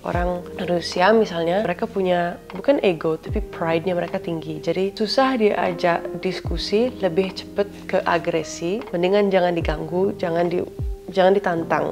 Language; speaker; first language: Indonesian; early bilingual, other home language; Dutch